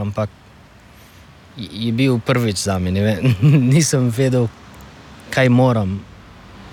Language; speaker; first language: Slovenian; non-native, learner; Arabic